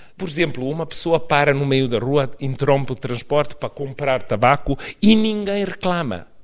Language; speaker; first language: Portuguese; non-native, fluent; Serbian